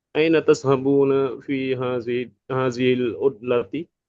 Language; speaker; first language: Arabic; non-native, learner; Indonesian